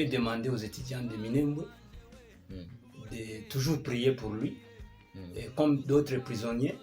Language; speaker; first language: French; non-native, local second language; Kinyarwanda